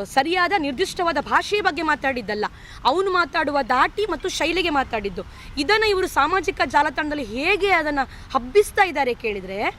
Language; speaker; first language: Kannada; non-native, local second language; Tulu